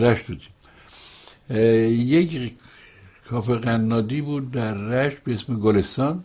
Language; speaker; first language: Persian; native; Persian